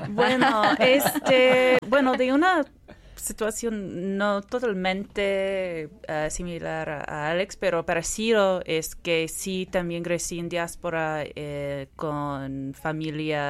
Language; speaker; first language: Spanish; non-native, fluent; English